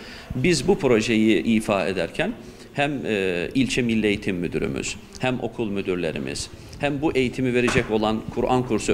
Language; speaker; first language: Turkish; native; Turkish